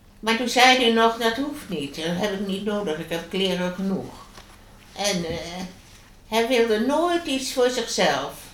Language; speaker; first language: Dutch; native; Dutch